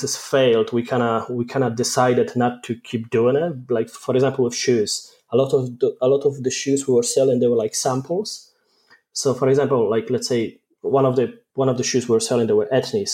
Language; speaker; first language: English; non-native, fluent; Polish